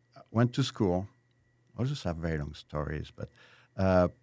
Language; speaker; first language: English; non-native, fluent; French